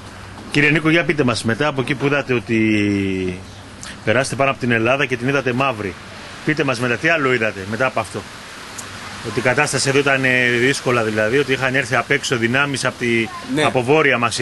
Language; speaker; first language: Greek; native; Greek